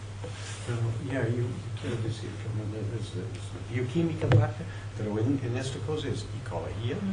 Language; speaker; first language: Spanish; non-native, fluent; French